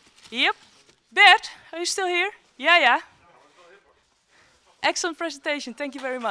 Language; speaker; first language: English; non-native, fluent; Dutch